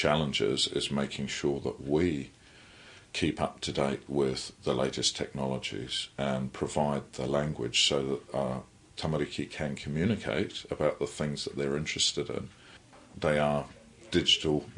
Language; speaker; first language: English; native; English